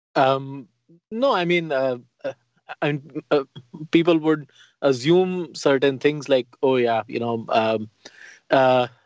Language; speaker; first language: English; non-native, local second language; Hindi